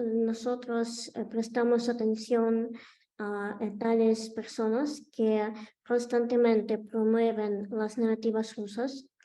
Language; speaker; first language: Spanish; non-native, fluent; Ukrainian